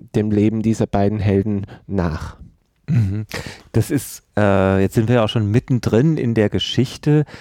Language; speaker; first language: German; native; German